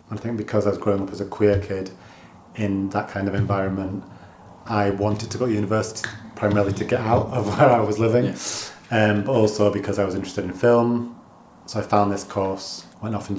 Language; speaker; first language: English; native; English